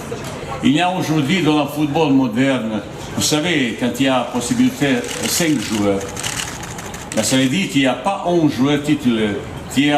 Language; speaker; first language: French; non-native, fluent; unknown